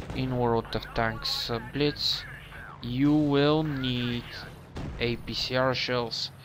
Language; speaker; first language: English; non-native, fluent; Bulgarian